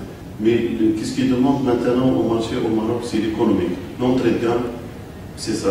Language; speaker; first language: French; non-native, local second language; Arabic